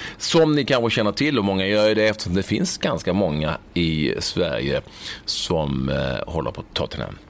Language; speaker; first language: Swedish; native; Swedish